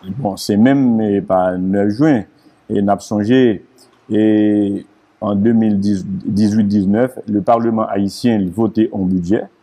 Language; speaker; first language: French; non-native, local second language; Haitian Creole